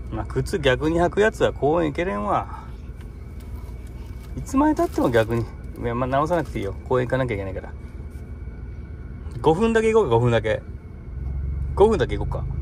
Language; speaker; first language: Japanese; native; Japanese